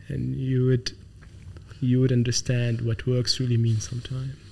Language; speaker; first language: English; non-native, fluent; Arabic